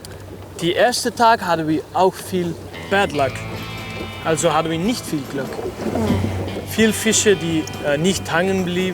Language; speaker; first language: German; non-native, learner; Dutch